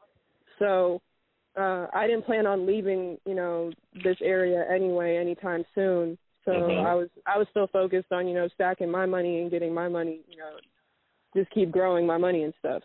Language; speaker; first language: English; native; English